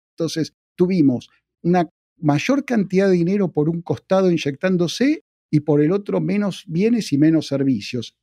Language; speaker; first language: Spanish; native; Spanish